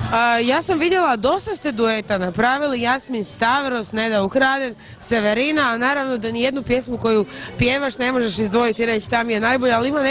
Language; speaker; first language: Croatian; native; Croatian